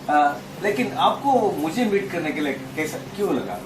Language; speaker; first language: Hindi; non-native, local second language; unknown